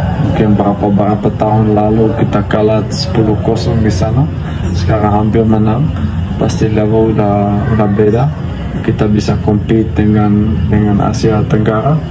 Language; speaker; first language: Indonesian; non-native, learner; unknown